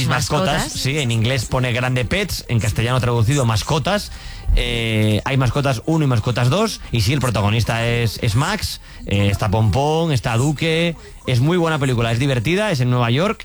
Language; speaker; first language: Spanish; native; Spanish